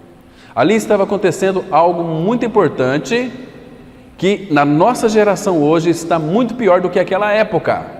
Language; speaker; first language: Portuguese; native; Portuguese